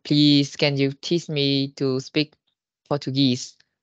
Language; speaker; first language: English; non-native, learner; Vietnamese